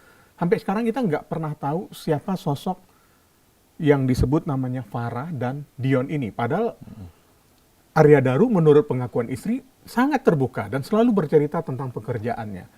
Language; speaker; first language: Indonesian; native; Indonesian